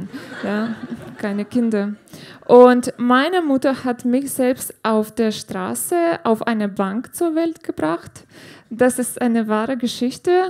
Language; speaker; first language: German; non-native, fluent; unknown